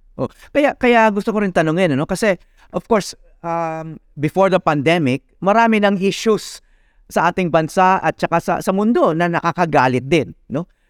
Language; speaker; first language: Filipino; native; Filipino